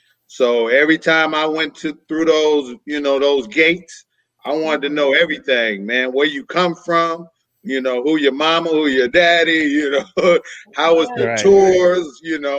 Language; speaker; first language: English; native; English